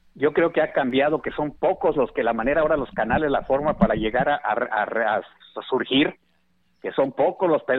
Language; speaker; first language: Spanish; native; Spanish